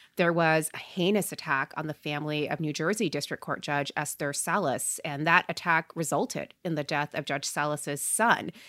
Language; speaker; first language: English; native; English